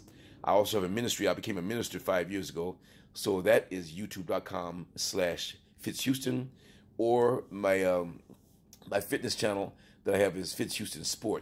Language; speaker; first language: English; native; English